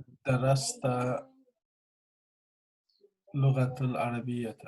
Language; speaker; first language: Arabic; non-native, learner; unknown